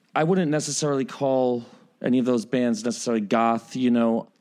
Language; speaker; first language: English; native; English